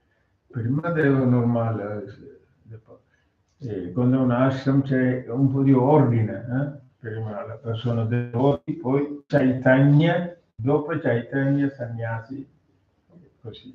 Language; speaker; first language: Italian; non-native, learner; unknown